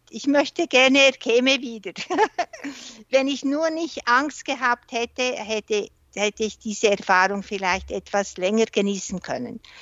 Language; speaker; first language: German; non-native, local second language; French